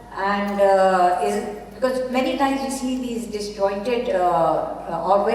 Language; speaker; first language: English; non-native, local second language; Urdu